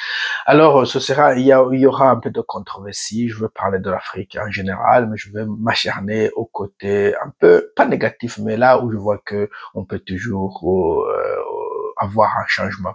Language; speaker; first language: French; non-native, local second language; Rundi